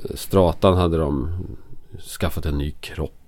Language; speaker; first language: Swedish; native; Swedish